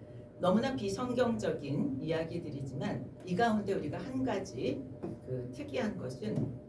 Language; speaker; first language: Korean; native; Korean